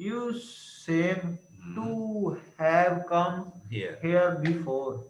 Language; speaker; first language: English; non-native, learner; Urdu